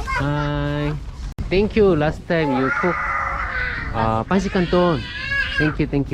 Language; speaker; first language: English; non-native, learner; Korean